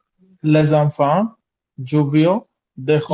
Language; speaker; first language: French; non-native, learner; Hindi